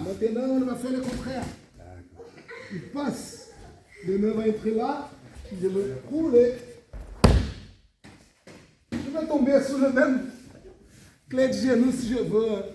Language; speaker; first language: French; non-native, fluent; Portuguese